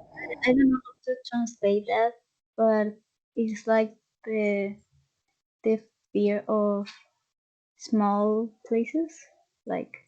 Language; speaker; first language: English; non-native, fluent; Spanish